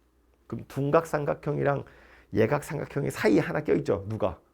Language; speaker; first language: Korean; native; Korean